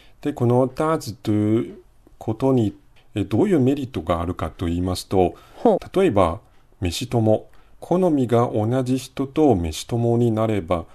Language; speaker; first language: Japanese; non-native, fluent; Chinese